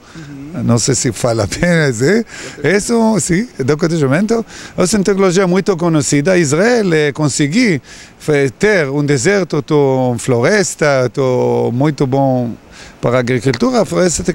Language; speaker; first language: Portuguese; non-native, learner; Hebrew